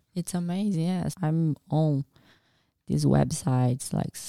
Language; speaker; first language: English; non-native, learner; Portuguese